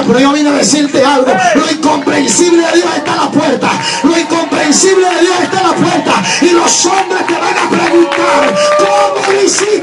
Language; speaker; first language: Spanish; native; Spanish